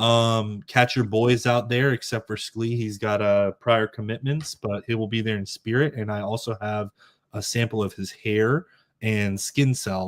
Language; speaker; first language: English; native; English